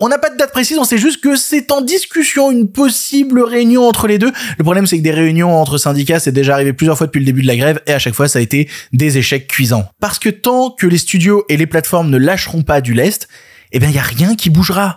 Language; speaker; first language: French; native; French